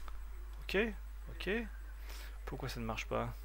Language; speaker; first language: French; native; French